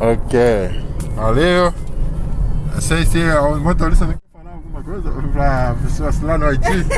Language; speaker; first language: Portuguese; non-native, learner; Haitian Creole